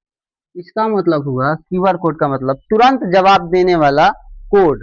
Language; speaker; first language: Hindi; native; Hindi